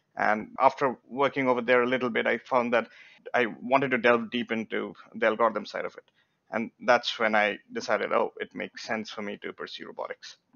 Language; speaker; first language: English; non-native, local second language; Bangla